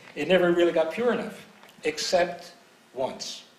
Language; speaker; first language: English; native; English